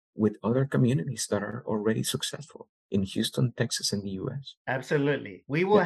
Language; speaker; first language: English; early bilingual, other home language; Spanish